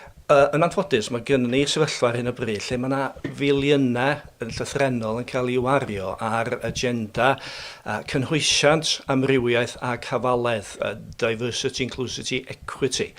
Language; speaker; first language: Welsh; native; Welsh